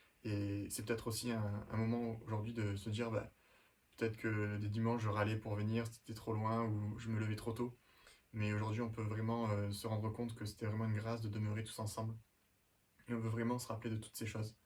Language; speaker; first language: French; native; French